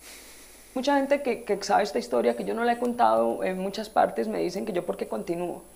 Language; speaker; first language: Spanish; native; Spanish